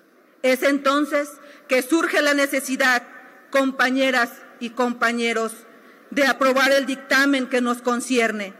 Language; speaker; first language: Spanish; native; Spanish